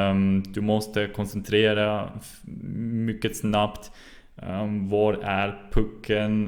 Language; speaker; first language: Swedish; non-native, learner; German